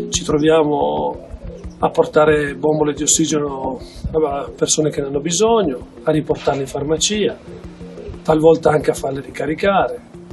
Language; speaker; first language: Italian; native; Italian